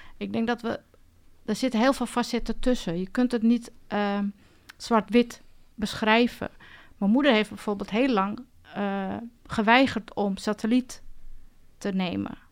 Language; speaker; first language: Dutch; early bilingual, other home language; Turkish